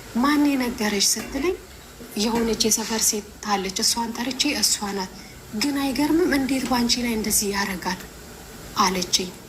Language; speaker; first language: Amharic; native; Amharic